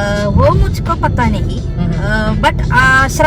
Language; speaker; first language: Hindi; non-native, local second language; Malayalam